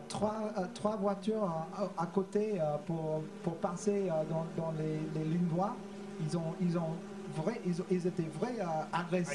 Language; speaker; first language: French; non-native, fluent; English